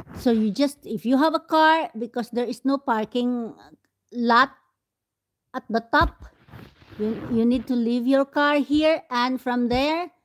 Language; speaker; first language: English; non-native, local second language; Cebuano